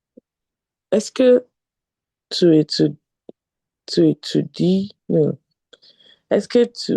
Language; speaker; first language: French; non-native, learner; English